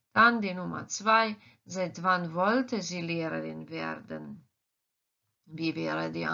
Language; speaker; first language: German; non-native, fluent; Croatian